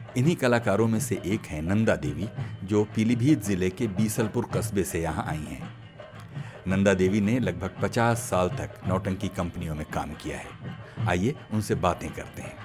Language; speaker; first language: Hindi; native; Hindi